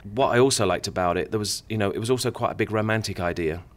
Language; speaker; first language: English; native; English